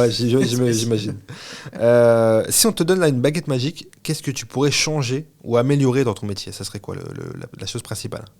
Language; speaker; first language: French; native; French